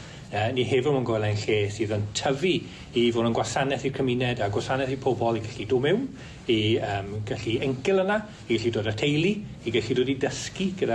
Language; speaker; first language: Welsh; native; Welsh